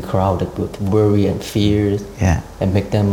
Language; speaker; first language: English; non-native, local second language; Cantonese